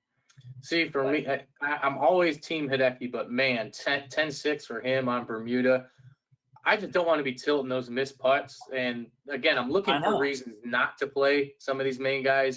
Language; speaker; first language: English; native; English